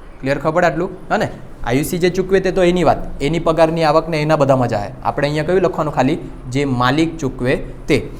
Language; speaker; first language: Gujarati; non-native, local second language; Hindi